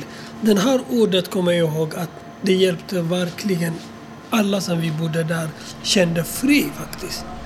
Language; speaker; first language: Swedish; non-native, fluent; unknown